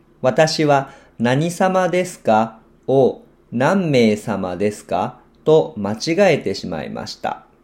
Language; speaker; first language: Japanese; non-native, fluent; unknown